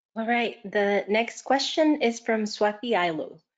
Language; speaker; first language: English; non-native, fluent; Spanish